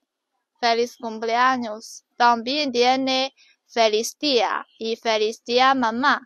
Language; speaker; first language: Spanish; non-native, learner; Chinese